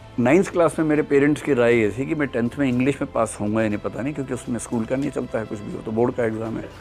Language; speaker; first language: Hindi; native; Hindi